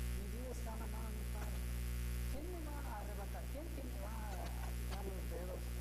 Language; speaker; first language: Spanish; non-native, fluent; English